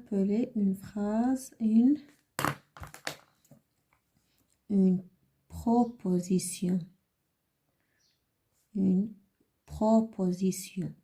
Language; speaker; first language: French; non-native, learner; Arabic